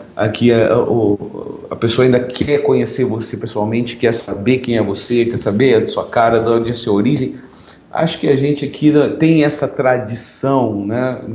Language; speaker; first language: Portuguese; native; Portuguese